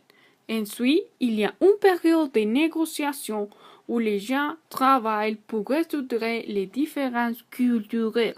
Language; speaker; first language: French; non-native, learner; Spanish